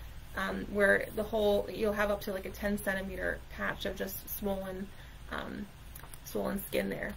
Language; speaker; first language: English; native; English